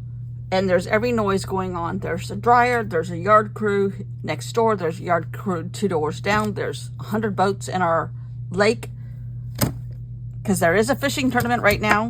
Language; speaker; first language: English; native; English